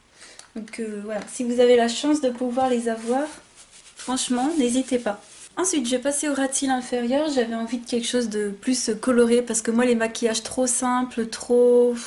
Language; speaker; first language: French; native; French